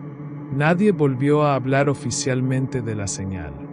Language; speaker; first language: Spanish; native; Spanish